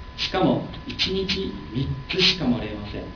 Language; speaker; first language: Japanese; non-native, learner; Chinese